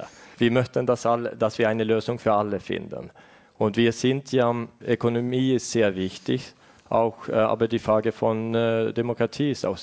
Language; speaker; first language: German; non-native, fluent; Estonian